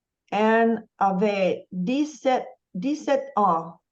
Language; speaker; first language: French; non-native, learner; English